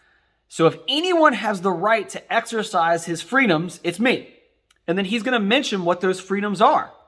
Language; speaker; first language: English; native; English